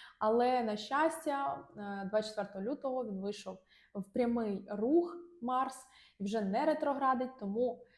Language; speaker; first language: Ukrainian; non-native, local second language; Russian